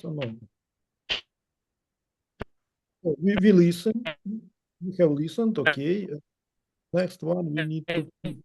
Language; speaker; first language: English; non-native, learner; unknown